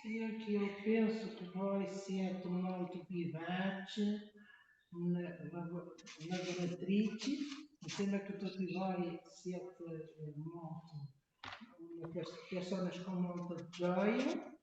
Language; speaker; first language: Italian; non-native, fluent; Portuguese